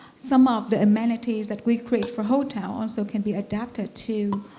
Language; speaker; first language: English; non-native, fluent; Vietnamese